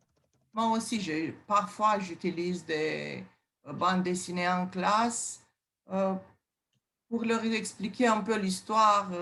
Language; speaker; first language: French; non-native, fluent; Romanian